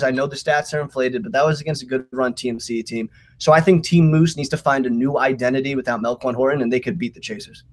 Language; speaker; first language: English; native; English